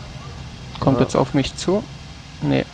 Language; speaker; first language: German; native; German